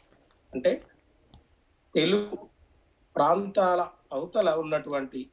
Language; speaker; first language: Telugu; native; Telugu